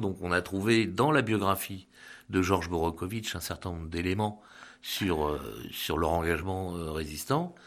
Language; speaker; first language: French; native; French